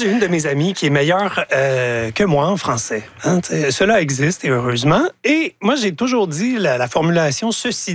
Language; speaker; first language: French; native; French